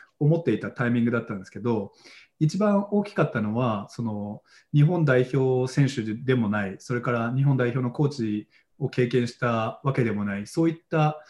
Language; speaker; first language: Japanese; native; Japanese